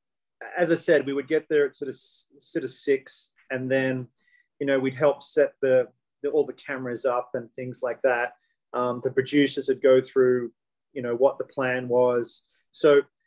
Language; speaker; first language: English; native; English